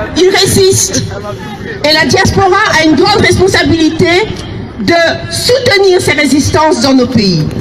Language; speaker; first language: French; early bilingual, other home language; Lingala